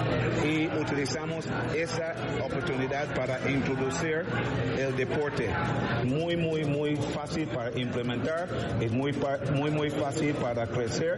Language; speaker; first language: Spanish; non-native, learner; English